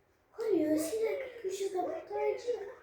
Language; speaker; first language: French; native; French